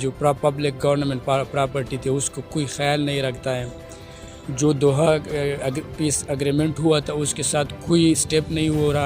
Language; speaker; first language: Hindi; non-native, fluent; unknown